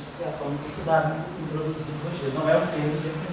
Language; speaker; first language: Portuguese; native; Portuguese